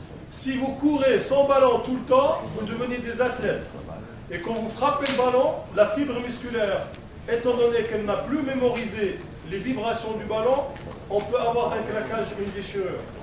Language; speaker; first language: French; non-native, local second language; Arabic